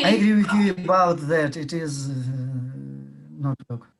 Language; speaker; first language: English; non-native, learner; Russian